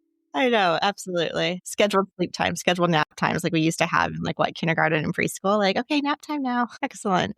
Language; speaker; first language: English; native; English